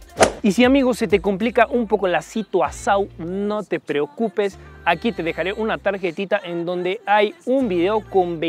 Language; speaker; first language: Spanish; native; Spanish